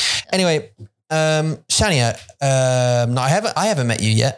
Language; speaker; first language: English; native; English